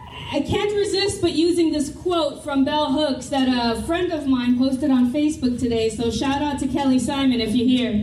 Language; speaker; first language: English; native; English